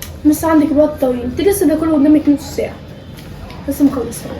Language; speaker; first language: Arabic; native; Arabic